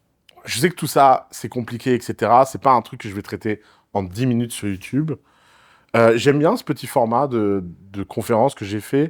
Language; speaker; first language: French; native; French